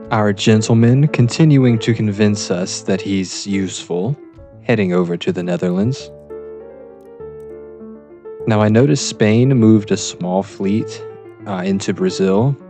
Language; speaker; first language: English; native; English